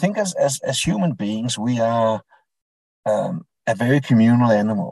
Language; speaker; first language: English; non-native, fluent; Danish